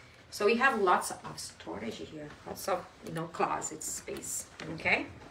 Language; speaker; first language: English; non-native, fluent; Portuguese